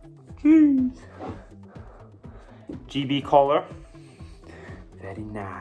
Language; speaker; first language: English; native; English